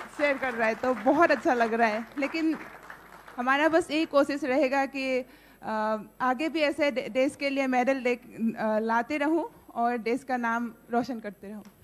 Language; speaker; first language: Hindi; non-native, local second language; Assamese